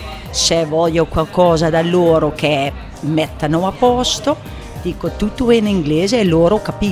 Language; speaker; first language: Italian; non-native, fluent; English